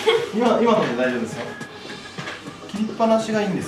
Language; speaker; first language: Japanese; native; Japanese